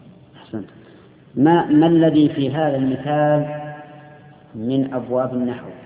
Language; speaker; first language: Arabic; native; Arabic